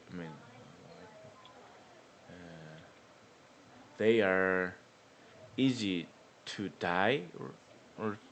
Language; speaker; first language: English; non-native, learner; Korean